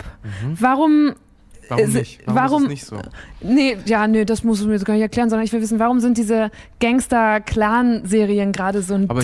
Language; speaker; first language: German; native; German